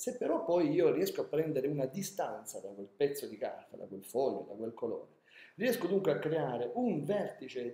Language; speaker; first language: Italian; native; Italian